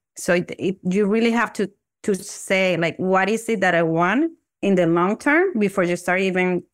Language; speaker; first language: English; non-native, fluent; Spanish